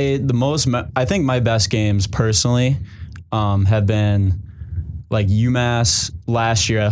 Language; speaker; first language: English; native; English